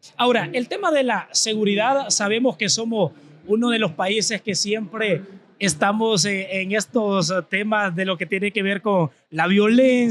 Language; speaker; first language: Spanish; native; Spanish